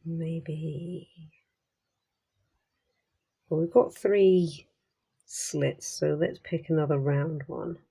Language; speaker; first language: English; native; English